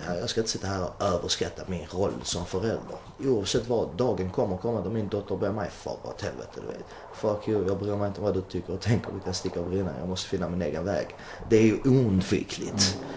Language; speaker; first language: Swedish; early bilingual, other home language; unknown